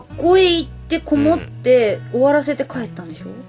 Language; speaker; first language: Japanese; native; Japanese